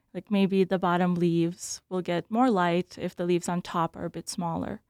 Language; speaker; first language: English; native; English